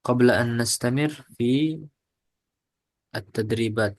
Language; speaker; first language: Arabic; non-native, fluent; Indonesian